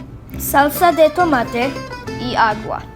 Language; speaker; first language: Spanish; non-native, learner; English